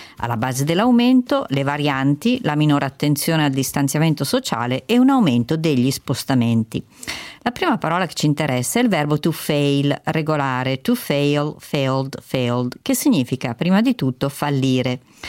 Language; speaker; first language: Italian; native; Italian